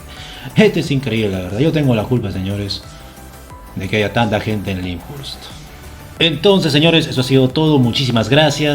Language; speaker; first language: Spanish; native; Spanish